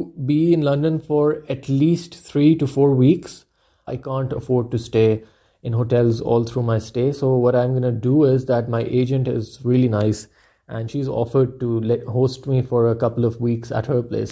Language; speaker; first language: English; non-native, local second language; Urdu